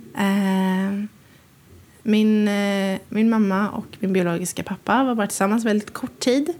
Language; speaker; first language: Swedish; native; Swedish